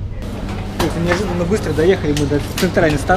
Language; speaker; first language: Russian; native; Russian